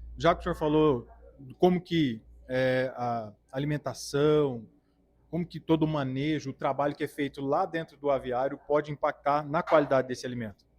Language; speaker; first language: Portuguese; native; Portuguese